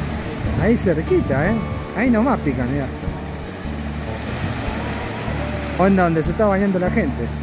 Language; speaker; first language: Spanish; native; Spanish